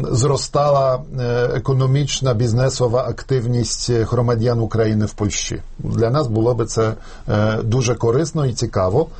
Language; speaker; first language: Ukrainian; non-native, fluent; Polish